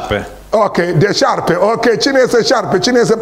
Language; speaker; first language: Romanian; non-native, learner; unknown